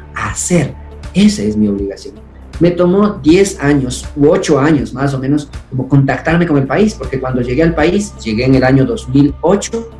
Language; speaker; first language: Spanish; non-native, local second language; Quechua